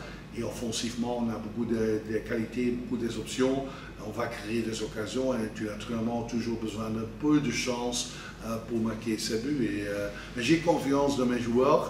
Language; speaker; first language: French; non-native, fluent; Dutch